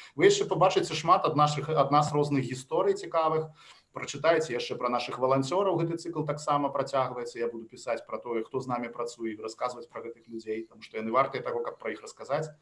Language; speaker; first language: Belarusian; non-native, local second language; Russian